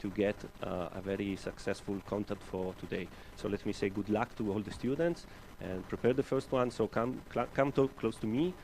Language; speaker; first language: English; non-native, fluent; Italian